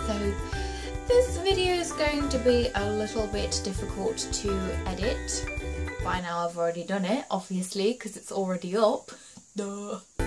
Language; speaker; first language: English; early bilingual, other home language; Portuguese